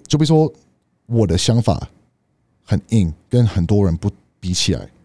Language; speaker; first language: Chinese; non-native, fluent; English